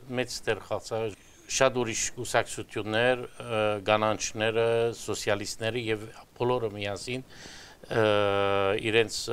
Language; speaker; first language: Armenian; early bilingual, heritage; Armenian